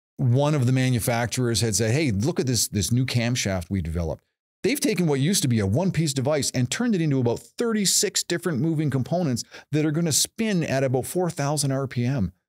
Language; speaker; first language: English; native; English